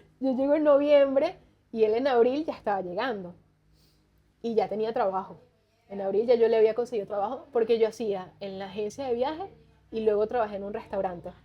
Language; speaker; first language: Spanish; native; Spanish